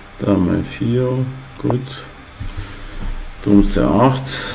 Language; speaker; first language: German; non-native, fluent; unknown